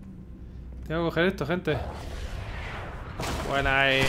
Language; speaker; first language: Spanish; native; Spanish